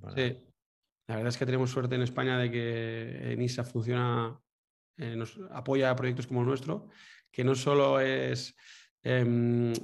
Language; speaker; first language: Spanish; native; Spanish